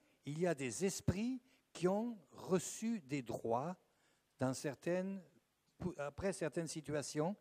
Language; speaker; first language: French; native; French